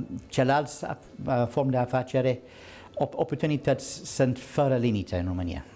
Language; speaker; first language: Romanian; non-native, learner; English